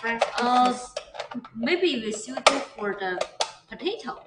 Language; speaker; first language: English; non-native, learner; Chinese